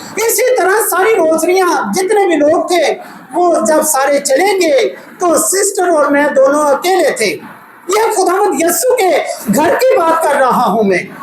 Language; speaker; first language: Urdu; non-native, local second language; Punjabi